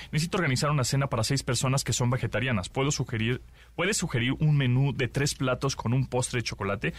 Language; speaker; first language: Spanish; native; Spanish